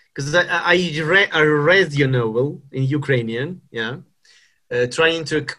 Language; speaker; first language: English; non-native, fluent; Ukrainian